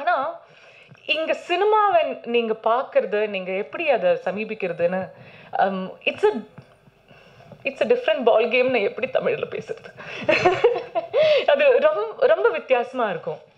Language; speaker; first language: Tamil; non-native, learner; Malayalam